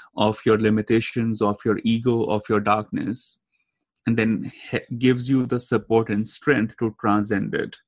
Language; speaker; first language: English; non-native, local second language; Hindi